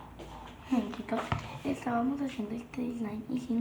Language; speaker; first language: Spanish; native; Spanish